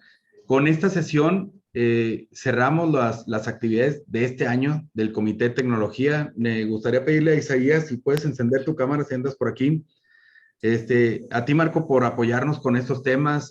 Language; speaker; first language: Spanish; native; Spanish